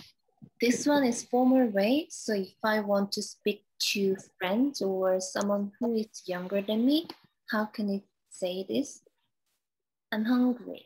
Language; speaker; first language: English; non-native, learner; Korean